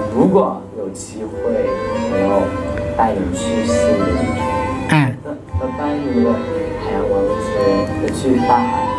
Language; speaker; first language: Chinese; non-native, learner; Thai